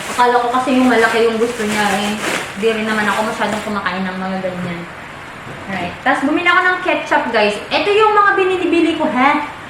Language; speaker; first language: Filipino; non-native, local second language; Iloko